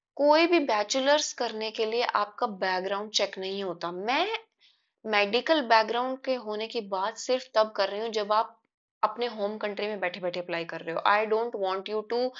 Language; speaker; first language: Hindi; native; Hindi